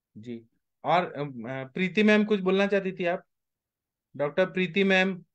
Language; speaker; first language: Hindi; native; Hindi